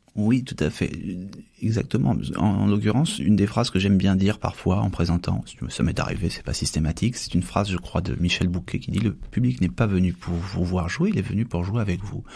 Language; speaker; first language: French; native; French